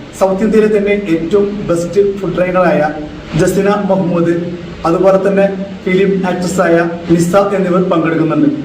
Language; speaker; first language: Malayalam; native; Malayalam